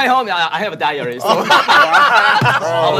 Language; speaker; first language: English; non-native, learner; Korean